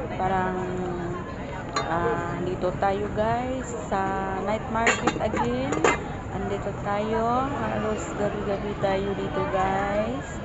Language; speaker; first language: Filipino; non-native, local second language; Cebuano